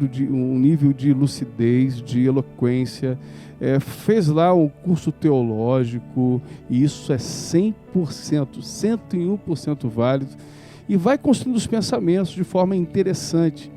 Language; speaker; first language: Portuguese; native; Portuguese